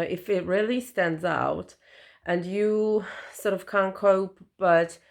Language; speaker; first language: English; non-native, fluent; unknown